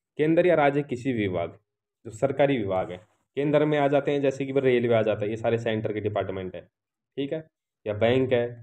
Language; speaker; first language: Hindi; native; Hindi